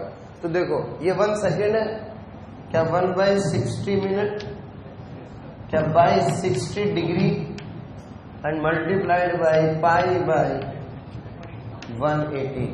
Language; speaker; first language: Hindi; native; Hindi